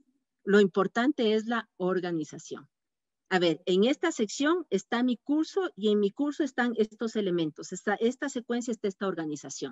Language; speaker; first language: Spanish; native; Spanish